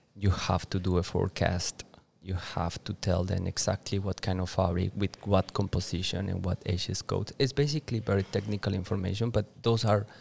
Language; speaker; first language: English; non-native, fluent; Spanish